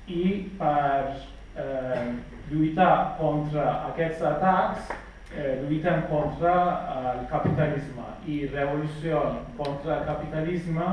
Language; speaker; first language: Catalan; non-native, fluent; Kurdish